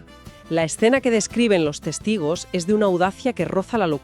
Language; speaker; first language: Spanish; native; Spanish